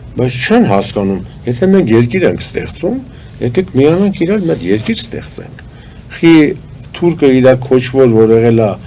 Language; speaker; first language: Armenian; native; Armenian